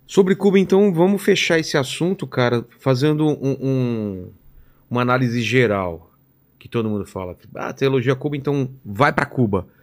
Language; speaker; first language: Portuguese; native; Portuguese